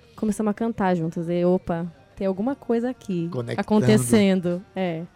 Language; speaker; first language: Portuguese; native; Portuguese